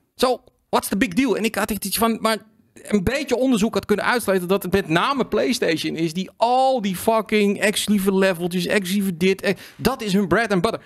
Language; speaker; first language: Dutch; native; Dutch